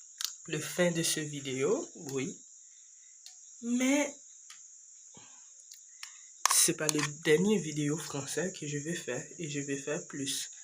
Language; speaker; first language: French; non-native, learner; English